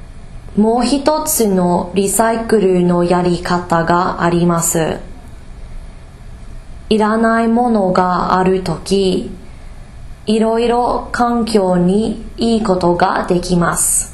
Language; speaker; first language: Japanese; non-native, learner; English